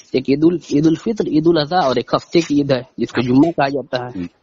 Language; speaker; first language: Hindi; native; Hindi